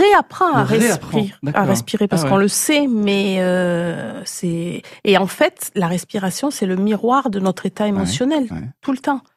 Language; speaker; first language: French; native; French